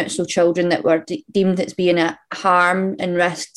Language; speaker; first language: English; native; English